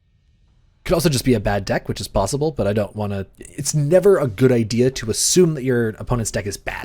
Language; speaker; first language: English; native; English